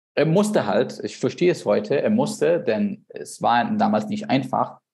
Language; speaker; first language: German; non-native, fluent; Arabic